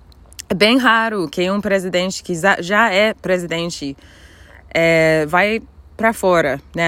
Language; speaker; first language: Portuguese; non-native, fluent; English